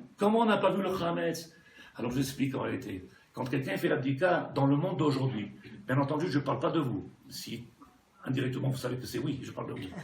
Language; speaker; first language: French; native; French